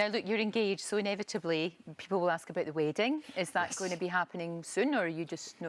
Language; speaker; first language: English; native; English